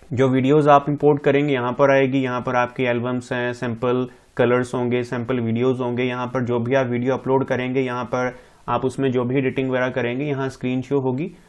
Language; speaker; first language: Hindi; non-native, local second language; Punjabi